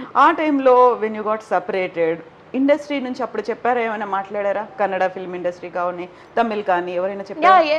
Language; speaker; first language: Telugu; native; Telugu